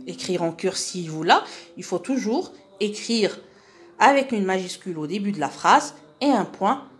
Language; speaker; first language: French; non-native, local second language; Arabic